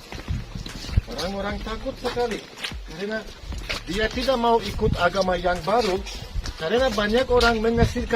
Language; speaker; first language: Indonesian; non-native, fluent; Turkish